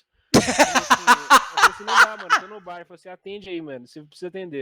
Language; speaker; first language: Portuguese; native; Portuguese